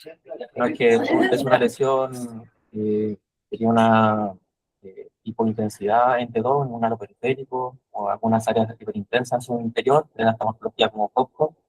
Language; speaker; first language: Spanish; native; Spanish